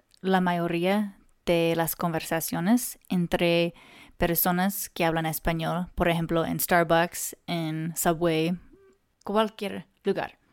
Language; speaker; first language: Spanish; non-native, learner; English